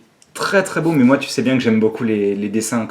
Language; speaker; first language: French; native; French